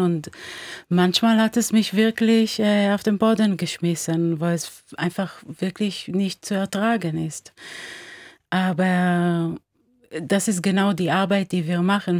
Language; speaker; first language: German; non-native, fluent; Hebrew